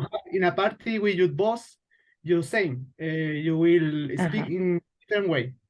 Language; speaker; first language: English; non-native, learner; Spanish